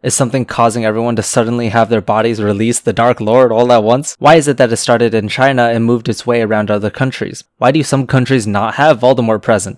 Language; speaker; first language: English; native; English